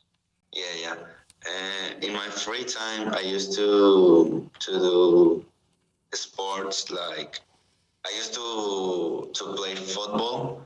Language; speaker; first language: English; non-native, learner; Spanish